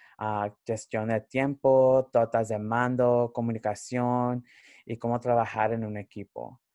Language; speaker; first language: Spanish; early bilingual, heritage; Spanish